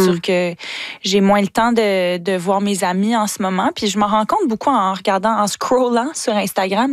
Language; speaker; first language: French; native; French